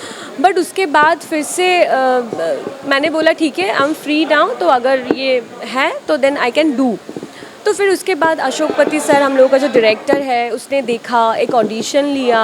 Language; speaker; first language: Hindi; non-native, local second language; Bangla